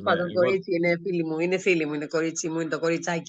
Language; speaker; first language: Greek; native; Greek